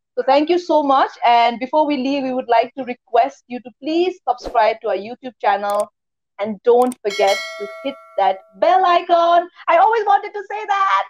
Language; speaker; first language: English; non-native, local second language; Nepali